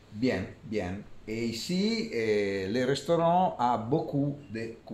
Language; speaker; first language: French; non-native, fluent; Italian